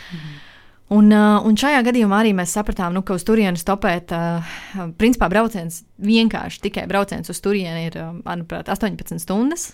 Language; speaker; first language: Latvian; native; Latvian